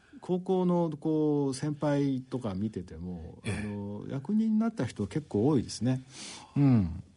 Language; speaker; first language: Japanese; native; Japanese